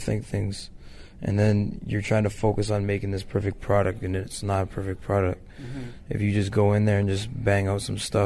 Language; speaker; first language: English; native; English